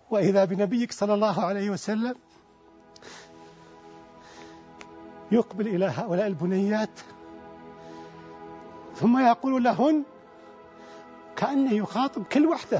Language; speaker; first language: Arabic; native; Arabic